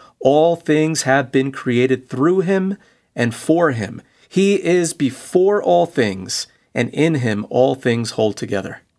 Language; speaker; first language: English; native; English